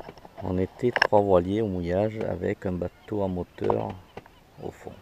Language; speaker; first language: French; native; French